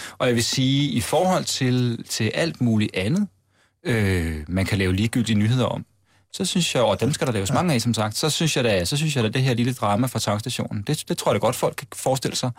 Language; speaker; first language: Danish; native; Danish